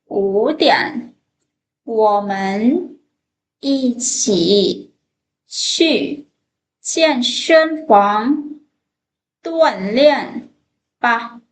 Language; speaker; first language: Chinese; non-native, fluent; Lao